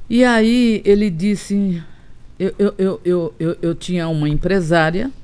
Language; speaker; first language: Portuguese; native; Portuguese